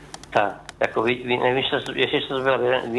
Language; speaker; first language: Czech; native; Czech